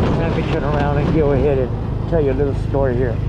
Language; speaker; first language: English; native; English